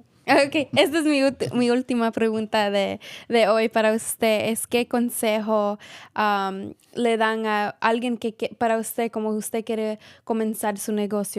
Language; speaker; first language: Spanish; early bilingual, heritage; Spanish